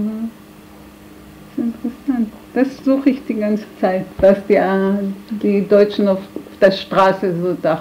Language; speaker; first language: German; non-native, fluent; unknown